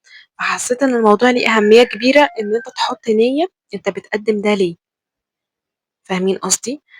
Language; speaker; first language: Arabic; native; Arabic